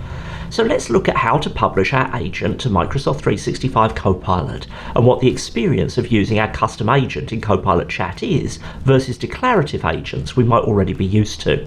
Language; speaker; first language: English; native; English